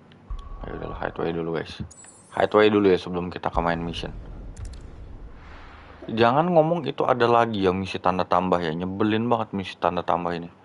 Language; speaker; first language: Indonesian; native; Indonesian